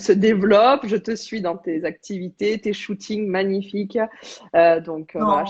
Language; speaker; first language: French; native; French